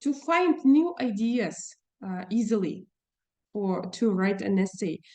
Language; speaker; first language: English; non-native, fluent; Russian